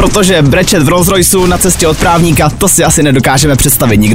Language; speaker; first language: Czech; native; Czech